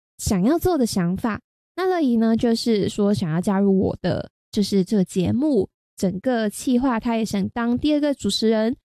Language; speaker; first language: Chinese; non-native, local second language; Cantonese